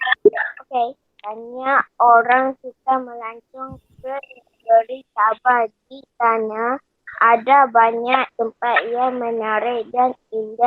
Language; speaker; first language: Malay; non-native, local second language; Chinese